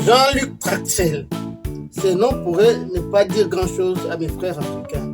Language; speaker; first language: French; non-native, local second language; Lingala